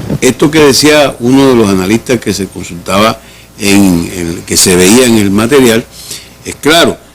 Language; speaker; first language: Spanish; native; Spanish